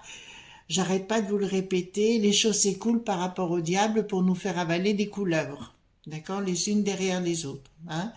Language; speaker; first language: French; native; French